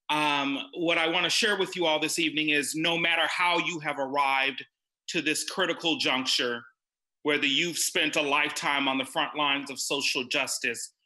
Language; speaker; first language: English; native; English